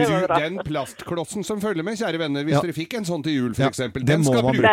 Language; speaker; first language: Norwegian; native; Norwegian